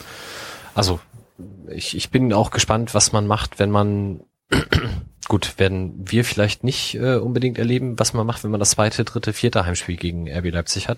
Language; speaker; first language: German; native; German